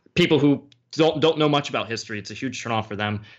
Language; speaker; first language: English; native; English